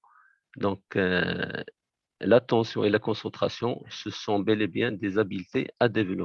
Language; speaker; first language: French; non-native, local second language; Arabic